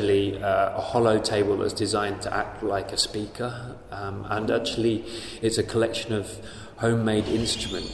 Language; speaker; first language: English; native; English